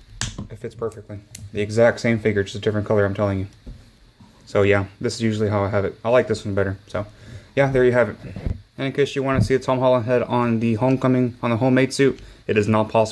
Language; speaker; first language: English; native; English